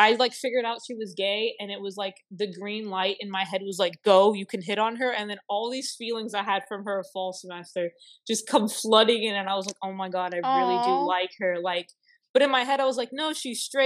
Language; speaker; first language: English; native; English